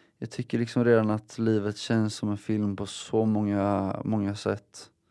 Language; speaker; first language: Swedish; native; Swedish